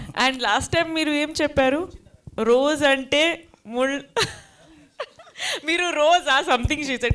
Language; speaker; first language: Telugu; non-native, fluent; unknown